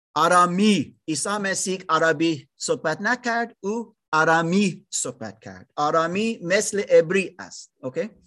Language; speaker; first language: Persian; non-native, learner; German